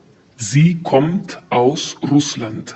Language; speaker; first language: German; non-native, fluent; Spanish